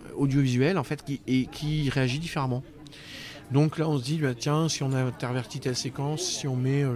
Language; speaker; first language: French; native; French